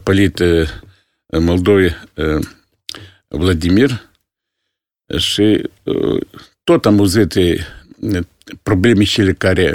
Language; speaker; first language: Romanian; non-native, local second language; Russian